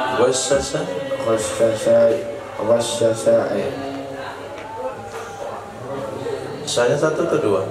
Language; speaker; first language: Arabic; non-native, fluent; Indonesian